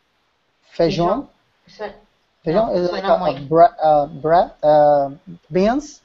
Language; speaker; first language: Spanish; non-native, learner; Portuguese